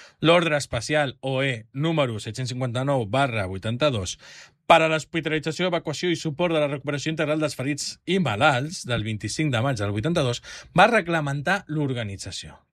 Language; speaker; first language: Catalan; native; Catalan